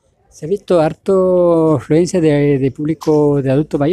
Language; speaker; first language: Spanish; native; Spanish